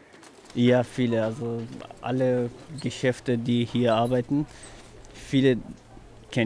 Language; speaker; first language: German; non-native, fluent; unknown